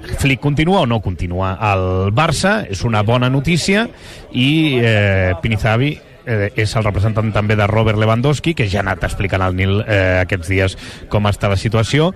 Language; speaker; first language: Catalan; native; Catalan